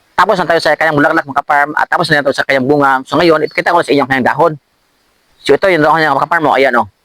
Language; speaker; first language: Filipino; non-native, local second language; Cebuano